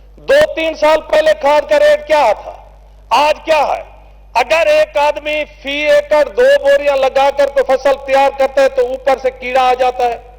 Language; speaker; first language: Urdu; non-native, local second language; Saraiki